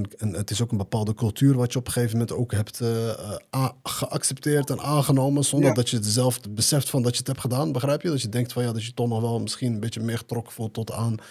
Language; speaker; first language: Dutch; early bilingual, other home language; Arabic